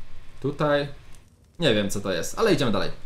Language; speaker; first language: Polish; native; Polish